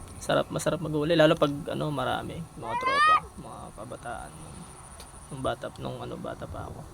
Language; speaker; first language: Filipino; non-native, local second language; Iloko